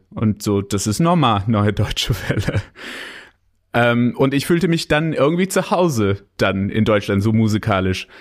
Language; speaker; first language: German; non-native, fluent; English